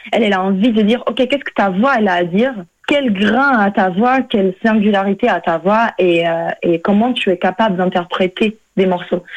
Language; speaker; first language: French; non-native, fluent; Portuguese